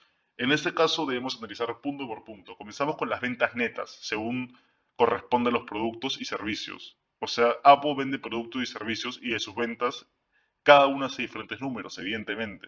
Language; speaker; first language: Spanish; native; Spanish